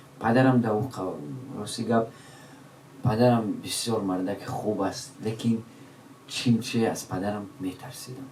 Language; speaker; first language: Tajik; non-native, local second language; Shughni